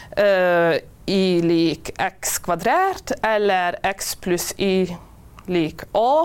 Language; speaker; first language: Norwegian; non-native, fluent; Hungarian